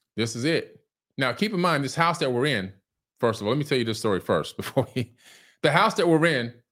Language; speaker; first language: English; native; English